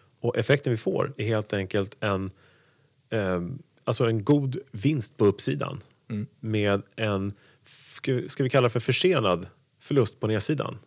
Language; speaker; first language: Swedish; native; Swedish